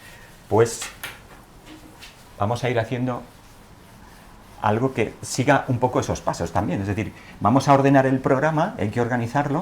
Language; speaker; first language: Spanish; native; Spanish